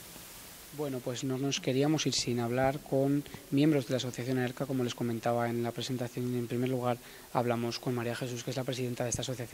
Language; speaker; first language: Spanish; native; Spanish